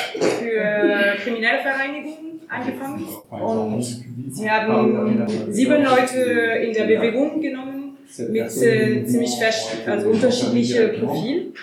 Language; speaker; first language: German; non-native, learner; French